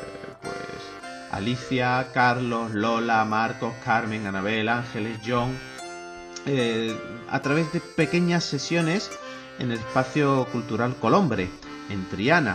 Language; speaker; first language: Spanish; native; Spanish